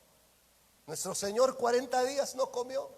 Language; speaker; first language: Spanish; native; Spanish